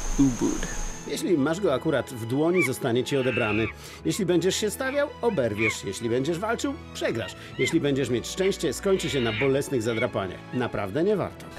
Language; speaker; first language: Polish; native; Polish